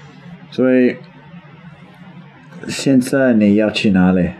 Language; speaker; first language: Chinese; non-native, learner; English